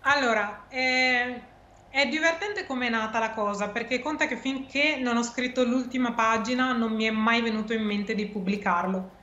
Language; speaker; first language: Italian; native; Italian